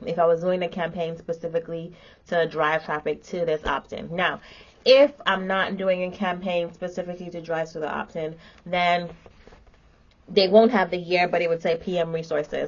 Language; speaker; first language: English; native; English